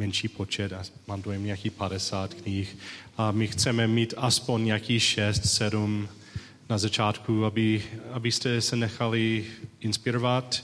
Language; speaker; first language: Czech; non-native, learner; English